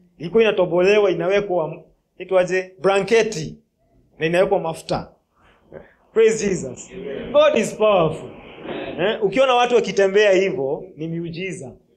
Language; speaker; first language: Swahili; non-native, local second language; Kikuyu